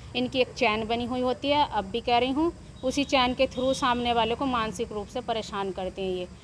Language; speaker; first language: Hindi; native; Hindi